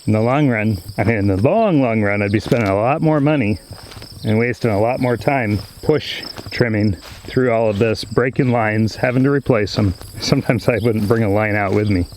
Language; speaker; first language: English; native; English